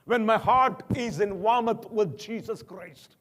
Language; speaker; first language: English; non-native, local second language; Malayalam